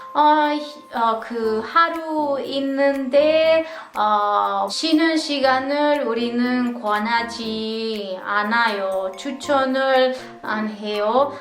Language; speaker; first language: Korean; non-native, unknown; Italian